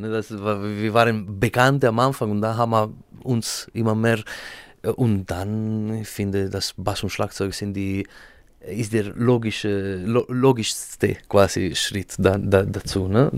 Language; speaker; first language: German; non-native, fluent; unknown